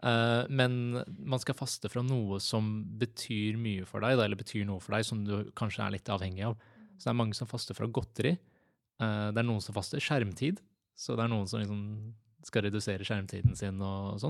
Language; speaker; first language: Norwegian; native; Norwegian